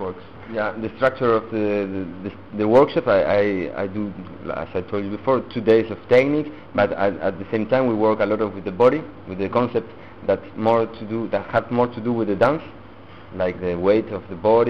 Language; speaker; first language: English; non-native, learner; Spanish